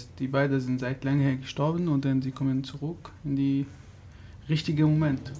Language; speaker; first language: German; non-native, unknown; Arabic